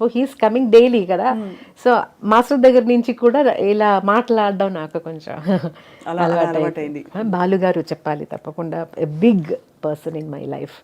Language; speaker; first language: Telugu; non-native, fluent; Malayalam